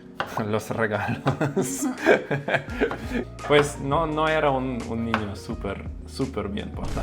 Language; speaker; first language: Spanish; non-native, fluent; Russian